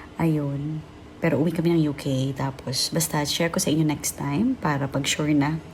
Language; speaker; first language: Filipino; native; Filipino